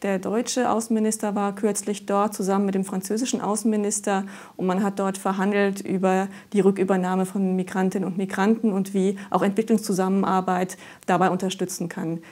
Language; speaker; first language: German; native; German